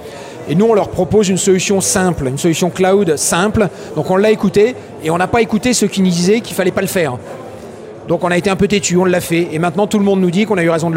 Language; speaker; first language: French; native; French